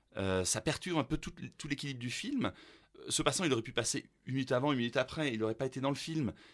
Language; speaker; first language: French; early bilingual, other home language; German